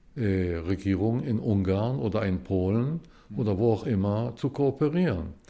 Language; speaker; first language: German; early bilingual, heritage; Hebrew